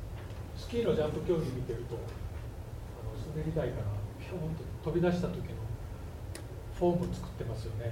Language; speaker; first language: Japanese; native; Japanese